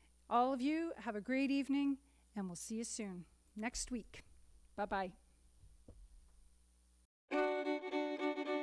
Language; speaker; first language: English; native; English